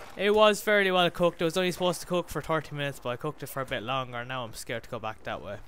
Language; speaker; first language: English; native; English